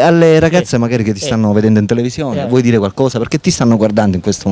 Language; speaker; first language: Italian; native; Italian